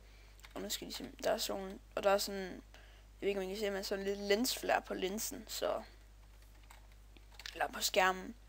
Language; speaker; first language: Danish; native; Danish